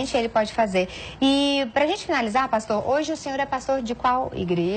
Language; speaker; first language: Portuguese; native; Portuguese